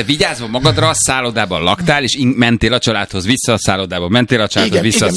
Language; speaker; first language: Hungarian; native; Hungarian